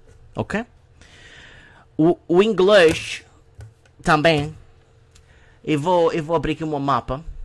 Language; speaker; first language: Portuguese; non-native, learner; English